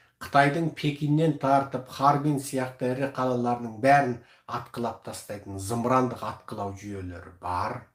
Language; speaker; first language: Kazakh; early bilingual, heritage; Kazakh